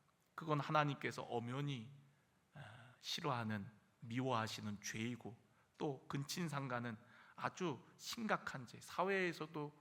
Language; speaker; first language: Korean; native; Korean